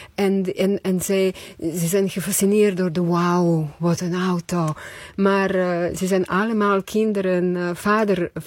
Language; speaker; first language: Dutch; non-native, fluent; Croatian